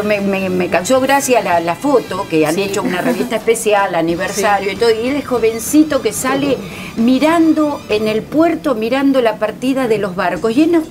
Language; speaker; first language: Spanish; native; Spanish